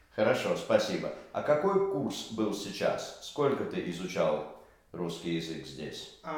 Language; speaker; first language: Russian; native; Russian